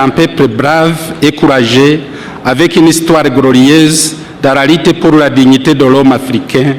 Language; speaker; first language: French; non-native, local second language; Rundi